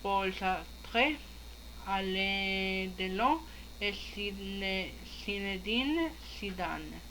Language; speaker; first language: French; non-native, learner; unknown